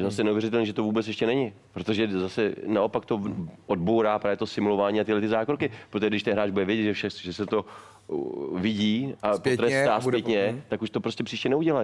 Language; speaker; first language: Czech; native; Czech